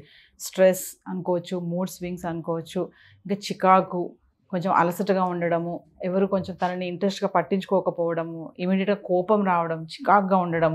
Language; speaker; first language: Telugu; native; Telugu